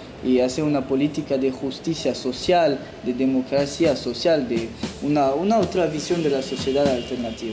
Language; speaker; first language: Spanish; non-native, fluent; French